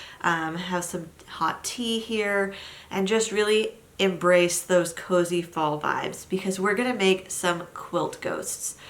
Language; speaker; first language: English; native; English